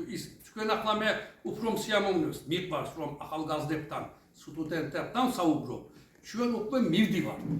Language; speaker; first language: Georgian; non-native, fluent; Turkish